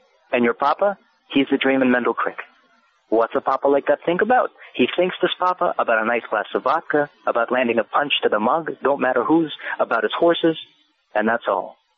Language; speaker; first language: English; non-native, fluent; Russian